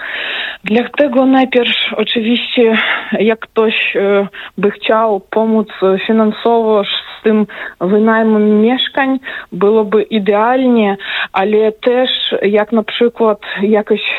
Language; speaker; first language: Polish; non-native, fluent; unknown